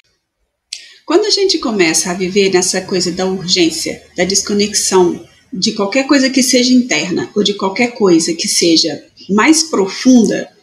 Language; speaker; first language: Portuguese; native; Portuguese